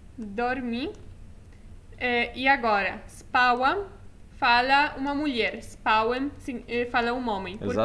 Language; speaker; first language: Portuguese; non-native, fluent; Polish